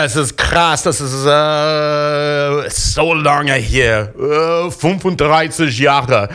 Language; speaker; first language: German; non-native, fluent; English